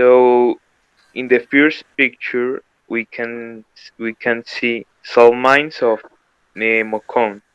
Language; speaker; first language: English; non-native, learner; Spanish